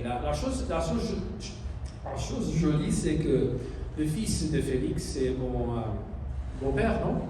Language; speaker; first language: French; non-native, learner; Spanish